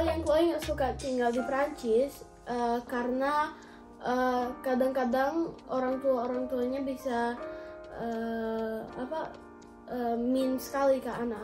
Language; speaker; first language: Indonesian; early bilingual, heritage; Indonesian